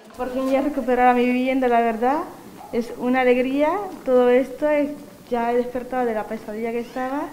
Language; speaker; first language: Spanish; native; Spanish